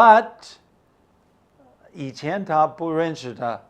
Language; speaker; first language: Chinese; non-native, fluent; English